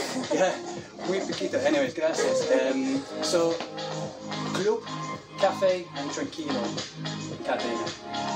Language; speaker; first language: Spanish; non-native, learner; English